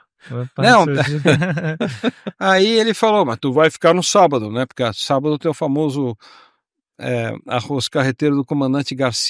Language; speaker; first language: Portuguese; native; Portuguese